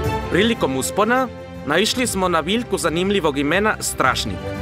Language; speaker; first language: Croatian; non-native, fluent; Spanish